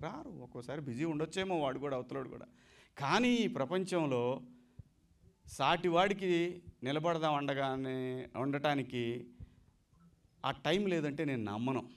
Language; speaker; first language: Telugu; native; Telugu